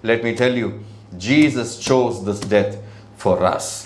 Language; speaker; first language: English; non-native, local second language; Tamil